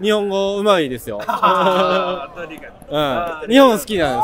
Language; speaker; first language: Japanese; native; Japanese